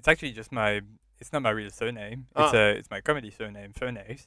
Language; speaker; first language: English; non-native, fluent; French